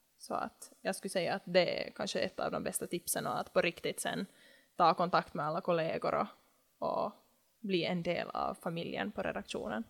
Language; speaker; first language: Swedish; native; Swedish